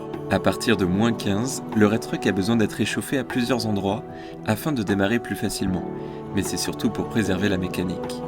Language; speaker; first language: French; native; French